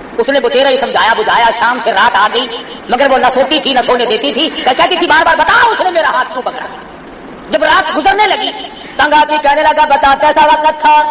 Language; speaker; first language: Urdu; non-native, local second language; Saraiki